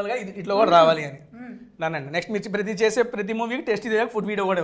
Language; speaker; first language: Telugu; native; Telugu